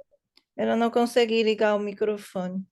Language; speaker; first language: Portuguese; non-native, learner; English